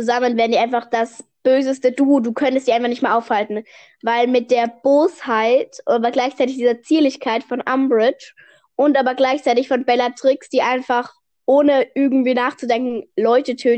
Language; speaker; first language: German; native; German